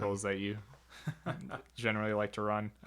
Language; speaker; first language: English; native; English